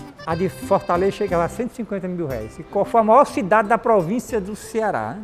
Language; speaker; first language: Portuguese; native; Portuguese